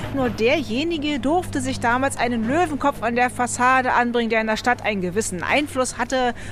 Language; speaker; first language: German; native; German